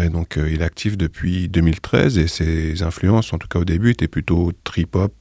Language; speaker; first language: French; native; French